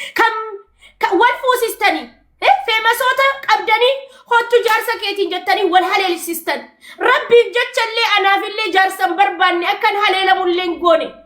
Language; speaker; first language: Oromo; non-native, local second language; Amharic